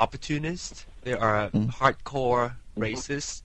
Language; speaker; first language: English; non-native, local second language; Min Nan Chinese